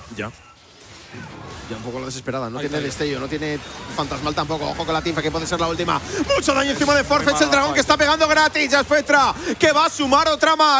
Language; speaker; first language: Spanish; native; Spanish